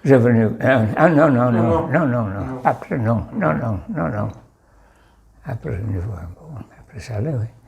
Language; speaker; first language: French; non-native, local second language; Basque